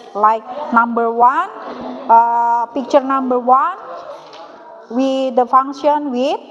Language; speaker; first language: English; non-native, learner; Indonesian